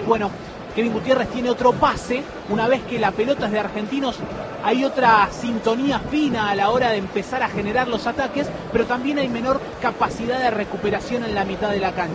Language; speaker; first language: Spanish; native; Spanish